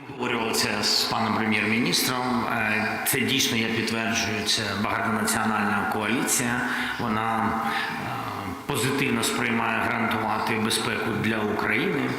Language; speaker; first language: Ukrainian; non-native, local second language; Russian